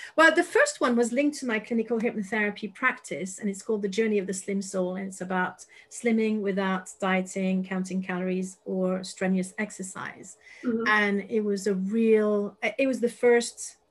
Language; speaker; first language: English; non-native, fluent; French